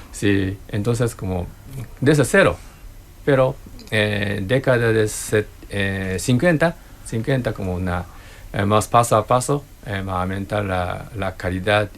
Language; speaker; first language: Spanish; non-native, learner; Japanese